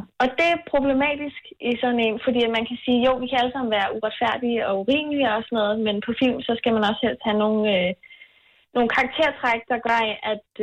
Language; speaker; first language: Danish; native; Danish